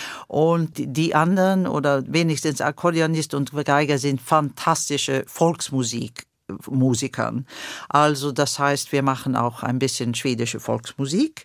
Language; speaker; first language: German; non-native, fluent; Swedish